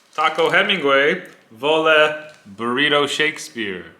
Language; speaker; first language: Polish; non-native, fluent; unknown